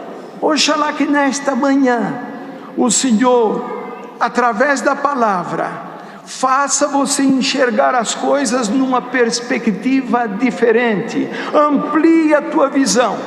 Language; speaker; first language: Portuguese; native; Portuguese